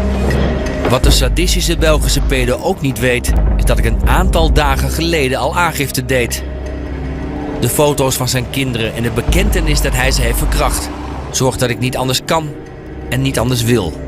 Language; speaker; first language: Dutch; native; Dutch